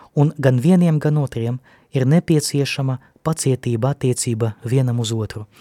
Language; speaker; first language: Latvian; non-native, local second language; Russian